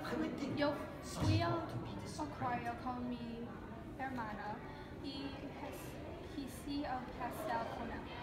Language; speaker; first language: Spanish; non-native, learner; English